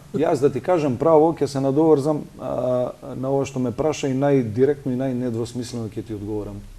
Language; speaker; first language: Macedonian; non-native, local second language; Albanian